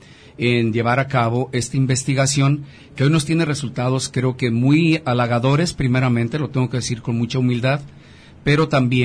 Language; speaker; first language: Spanish; native; Spanish